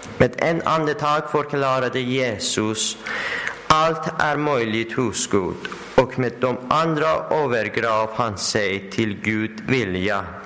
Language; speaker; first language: Swedish; non-native, learner; Persian